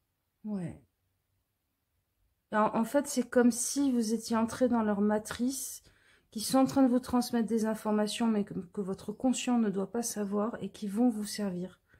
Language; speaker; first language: French; native; French